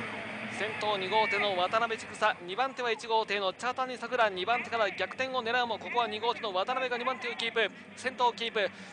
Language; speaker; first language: Japanese; native; Japanese